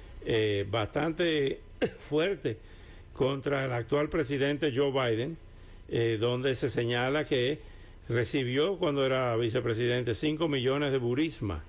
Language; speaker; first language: Spanish; native; Spanish